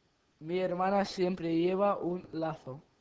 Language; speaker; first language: Spanish; non-native, learner; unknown